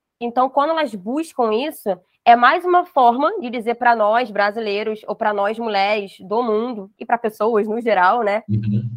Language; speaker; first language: Portuguese; native; Portuguese